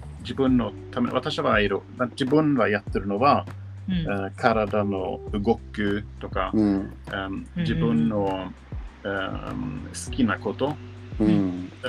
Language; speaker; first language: Japanese; non-native, learner; Swedish